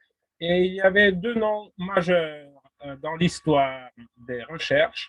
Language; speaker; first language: French; non-native, fluent; Russian